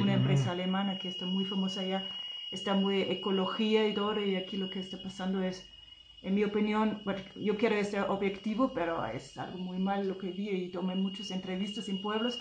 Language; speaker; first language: Spanish; non-native, fluent; German